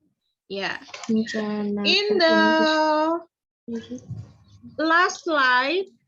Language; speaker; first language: English; non-native, fluent; Indonesian